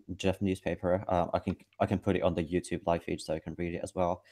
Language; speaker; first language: English; non-native, fluent; Finnish